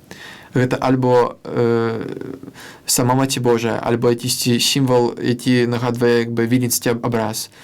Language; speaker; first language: Belarusian; non-native, local second language; Russian